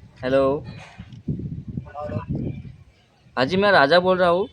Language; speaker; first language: Hindi; non-native, local second language; Bangla